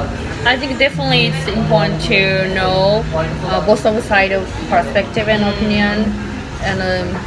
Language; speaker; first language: English; non-native, learner; Japanese